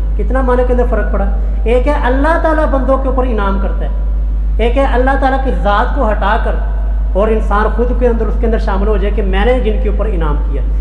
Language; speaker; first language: Urdu; non-native, local second language; Punjabi